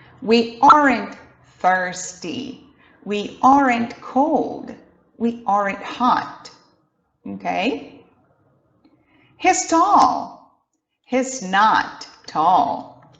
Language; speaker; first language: English; non-native, fluent; Portuguese